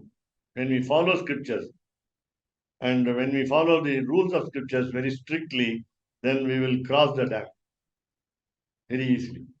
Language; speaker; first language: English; non-native, local second language; Tamil